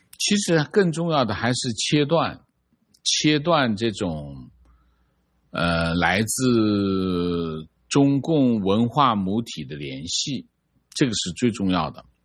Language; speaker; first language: Chinese; native; Chinese